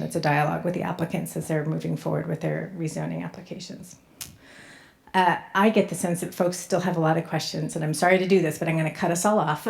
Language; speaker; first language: English; native; English